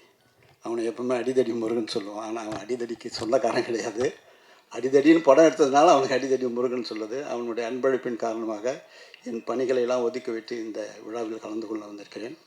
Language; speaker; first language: Tamil; native; Tamil